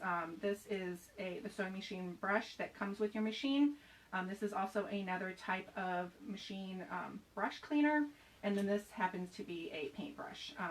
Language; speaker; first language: English; native; English